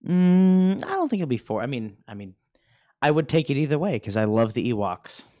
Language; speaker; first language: English; native; English